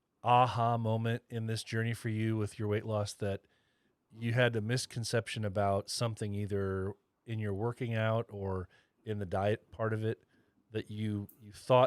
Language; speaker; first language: English; native; English